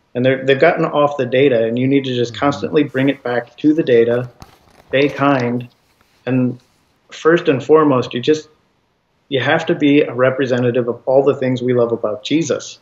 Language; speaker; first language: English; native; English